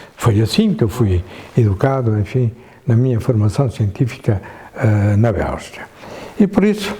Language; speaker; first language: Portuguese; native; Portuguese